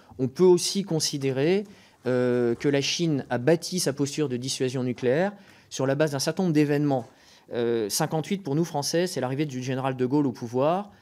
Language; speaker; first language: French; native; French